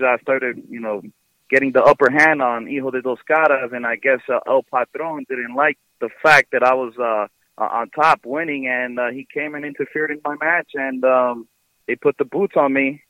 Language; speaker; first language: English; early bilingual, other home language; Spanish